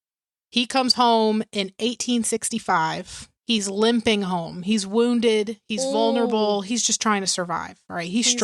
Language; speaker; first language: English; native; English